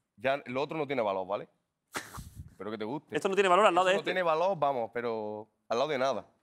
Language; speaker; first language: Spanish; native; Spanish